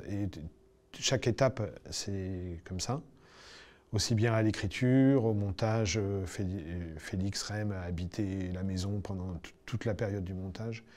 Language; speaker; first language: French; native; French